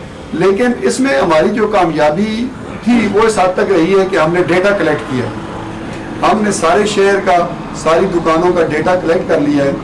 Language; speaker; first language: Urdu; non-native, local second language; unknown